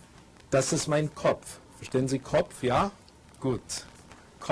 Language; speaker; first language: German; non-native, fluent; English